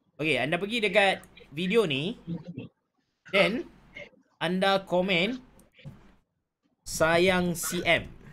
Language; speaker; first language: Malay; native; Malay